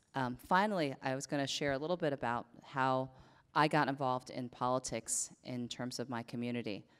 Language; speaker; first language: English; native; English